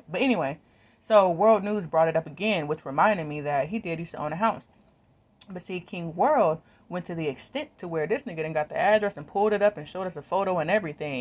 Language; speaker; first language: English; native; English